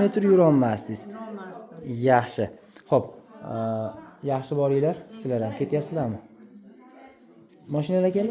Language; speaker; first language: Uzbek; native; Uzbek